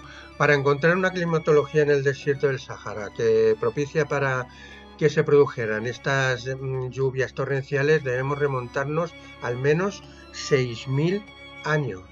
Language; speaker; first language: Spanish; native; Spanish